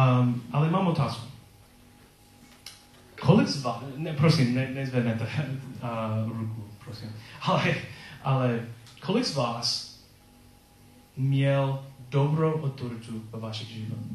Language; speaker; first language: Czech; non-native, learner; English